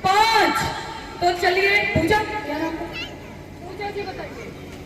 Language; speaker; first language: Hindi; native; Hindi